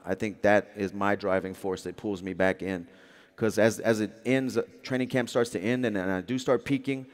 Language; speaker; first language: English; native; English